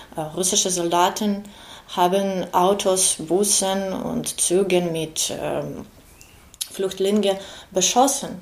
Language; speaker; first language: German; non-native, learner; Ukrainian